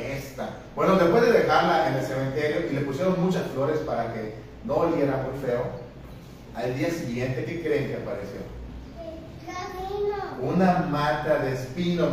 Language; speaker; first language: Spanish; native; Spanish